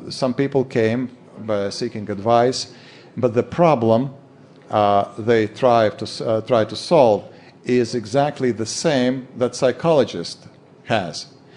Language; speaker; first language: English; non-native, fluent; Latvian